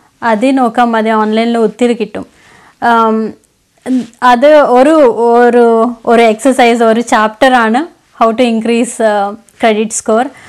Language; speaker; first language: Malayalam; non-native, local second language; Telugu